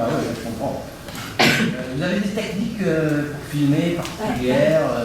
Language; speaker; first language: French; native; French